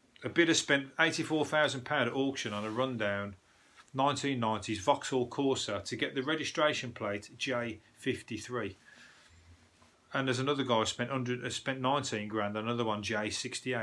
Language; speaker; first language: English; native; English